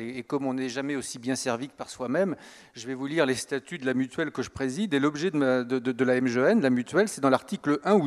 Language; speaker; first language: French; native; French